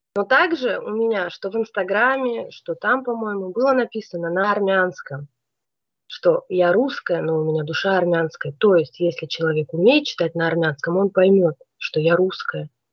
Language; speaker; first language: Russian; native; Russian